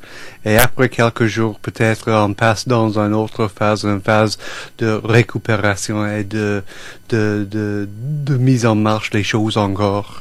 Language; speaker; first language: French; non-native, fluent; English